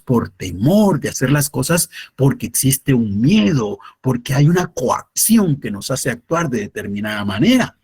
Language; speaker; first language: Spanish; native; Spanish